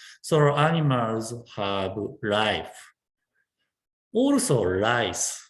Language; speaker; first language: English; non-native, learner; Japanese